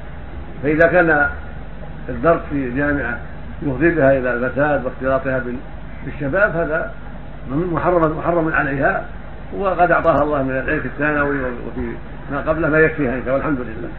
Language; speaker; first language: Arabic; native; Arabic